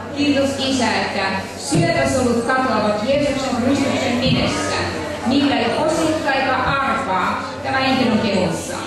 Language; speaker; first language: Finnish; native; Finnish